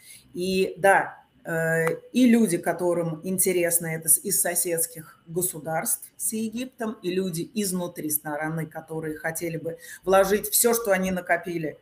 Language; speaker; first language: Russian; native; Russian